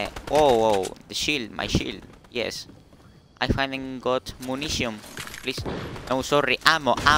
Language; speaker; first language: English; non-native, learner; Spanish